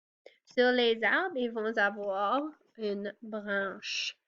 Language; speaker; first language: French; non-native, fluent; English